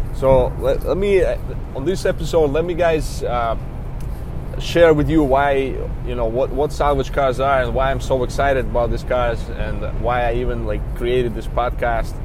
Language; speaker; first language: English; non-native, fluent; Russian